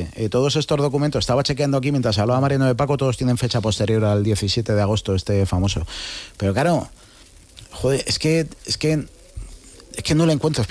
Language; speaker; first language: Spanish; native; Spanish